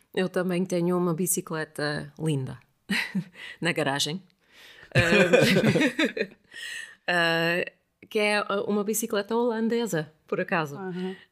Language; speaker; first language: Portuguese; non-native, fluent; English